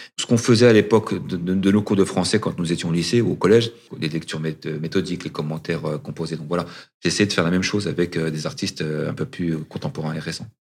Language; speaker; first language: French; early bilingual, other home language; Arabic